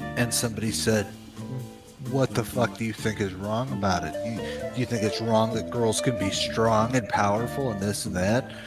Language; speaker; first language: English; native; English